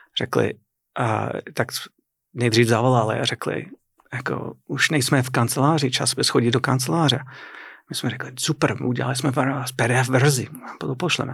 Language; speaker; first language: Czech; non-native, fluent; English